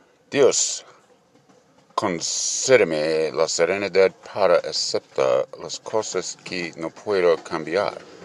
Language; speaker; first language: Spanish; non-native, learner; English